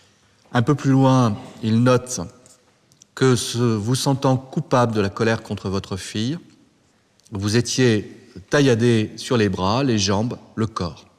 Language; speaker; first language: French; native; French